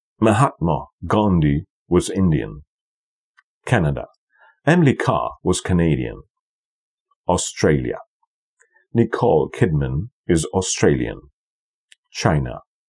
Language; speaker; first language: English; non-native, fluent; Polish